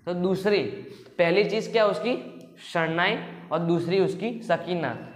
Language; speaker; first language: Hindi; non-native, local second language; Gujarati